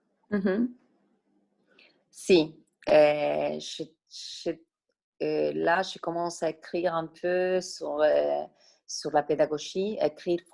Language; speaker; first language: French; non-native, fluent; Spanish